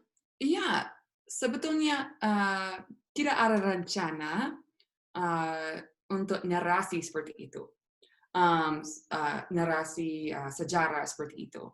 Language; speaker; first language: Indonesian; non-native, fluent; English